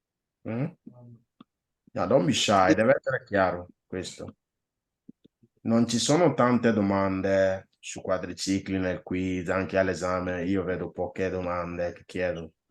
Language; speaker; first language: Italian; non-native, fluent; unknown